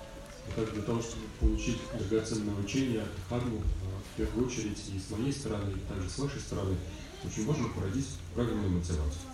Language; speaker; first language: Russian; native; Russian